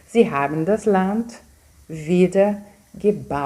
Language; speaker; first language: German; non-native, fluent; Portuguese